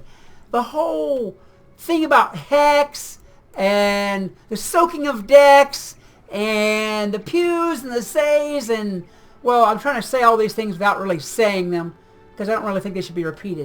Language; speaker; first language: English; native; English